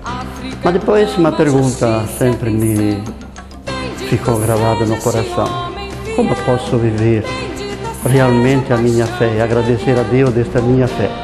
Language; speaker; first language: Portuguese; non-native, fluent; Italian